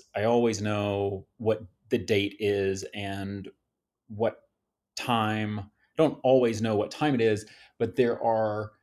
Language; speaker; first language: English; native; English